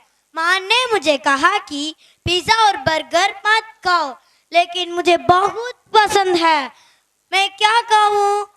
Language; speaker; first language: Hindi; non-native, local second language; Tamil